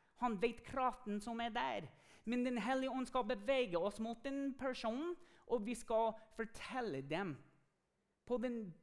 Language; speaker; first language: Norwegian; non-native, fluent; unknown